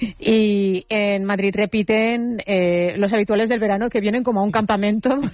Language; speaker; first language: Spanish; native; Spanish